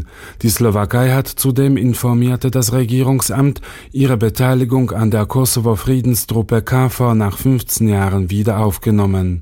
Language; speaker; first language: German; native; German